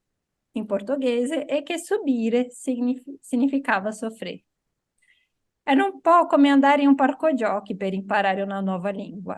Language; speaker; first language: Italian; non-native, fluent; Portuguese